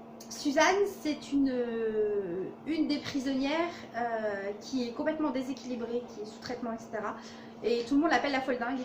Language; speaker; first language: French; native; French